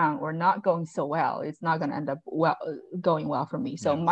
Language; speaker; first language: English; non-native, fluent; Chinese